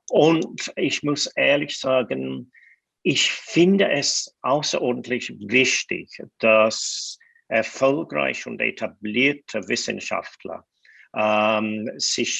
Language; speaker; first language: German; non-native, fluent; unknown